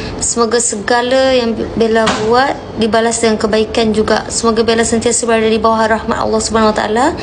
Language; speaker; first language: Malay; native; Malay